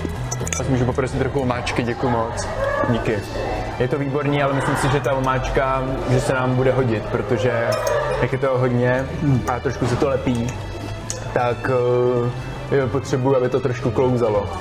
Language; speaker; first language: Czech; native; Czech